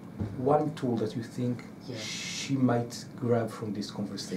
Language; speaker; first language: English; non-native, fluent; Hebrew